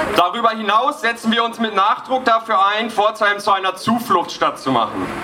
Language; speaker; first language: German; native; German